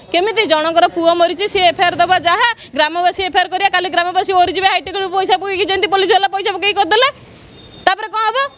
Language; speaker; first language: Odia; native; Odia